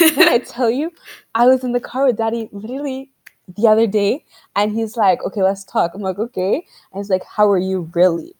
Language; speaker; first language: English; native; English